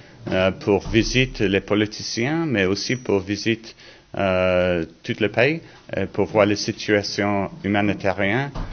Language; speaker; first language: French; non-native, learner; English